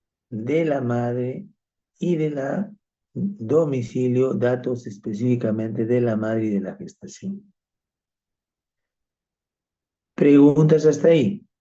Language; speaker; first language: Spanish; native; Spanish